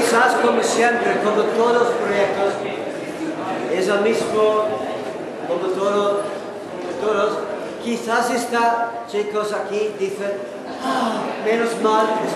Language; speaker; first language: Spanish; non-native, learner; Dutch